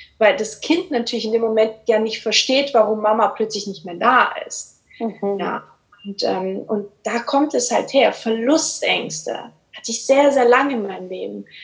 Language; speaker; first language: German; early bilingual, other home language; Portuguese